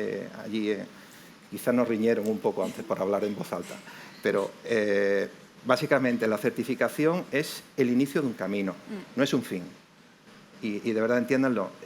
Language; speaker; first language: Spanish; native; Spanish